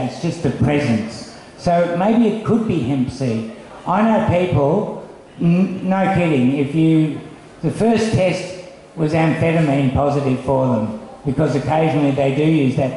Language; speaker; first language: English; native; English